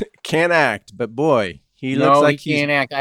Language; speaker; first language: English; native; English